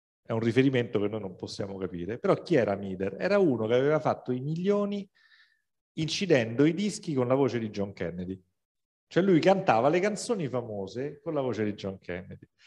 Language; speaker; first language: Italian; native; Italian